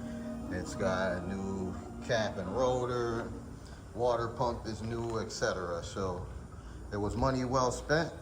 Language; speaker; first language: English; native; English